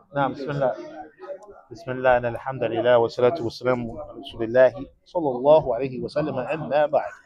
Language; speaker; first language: Arabic; non-native, fluent; English